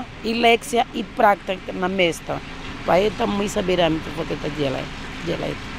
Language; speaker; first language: Russian; non-native, fluent; Portuguese